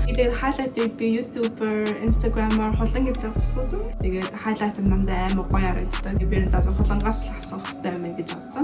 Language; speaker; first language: Mongolian; early bilingual, heritage; Mongolian